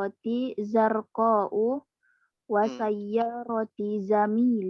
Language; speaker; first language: Arabic; non-native, learner; Indonesian